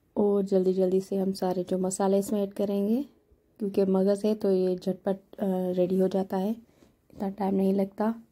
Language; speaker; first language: Urdu; non-native, local second language; Sindhi